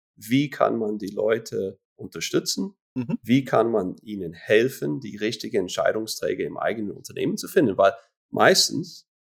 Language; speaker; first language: German; non-native, fluent; English